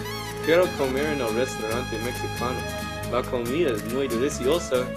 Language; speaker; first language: Spanish; non-native, learner; English